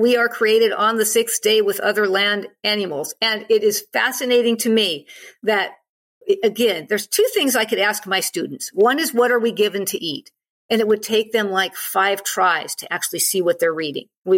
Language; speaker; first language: English; native; English